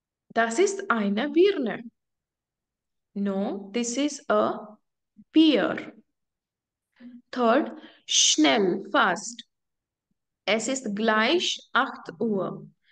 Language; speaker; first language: German; non-native, fluent; Hindi